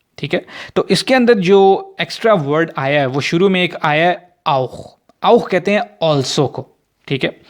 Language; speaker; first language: Urdu; native; Urdu